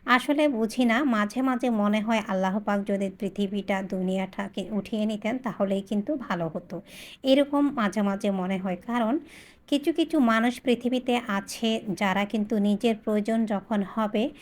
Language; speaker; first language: Bangla; non-native, local second language; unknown